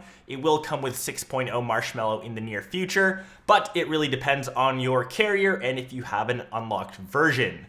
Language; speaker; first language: English; native; English